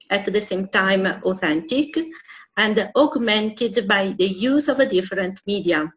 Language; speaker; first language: English; non-native, fluent; Italian